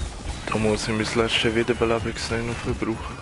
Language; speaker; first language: German; native; German